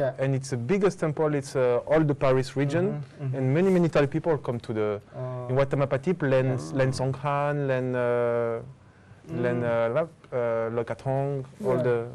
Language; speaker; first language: English; non-native, fluent; French